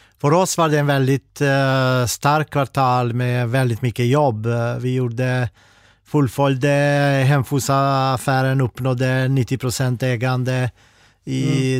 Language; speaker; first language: Swedish; non-native, fluent; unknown